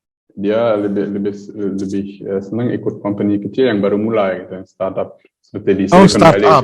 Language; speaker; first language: Indonesian; early bilingual, heritage; German